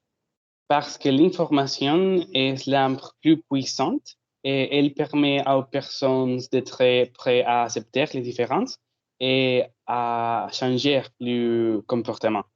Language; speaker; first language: French; non-native, learner; Spanish